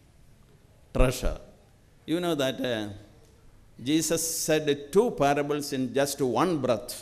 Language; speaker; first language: English; non-native, local second language; Malayalam